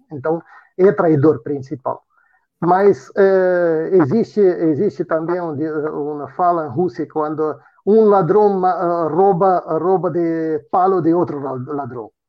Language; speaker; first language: Portuguese; non-native, fluent; Russian